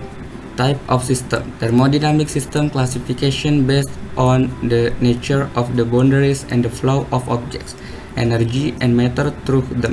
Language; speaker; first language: English; non-native, learner; Indonesian